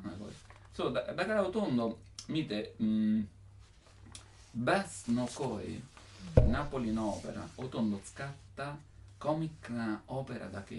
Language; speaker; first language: Japanese; non-native, learner; Italian